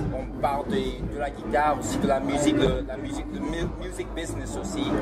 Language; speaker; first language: French; early bilingual, other home language; Cantonese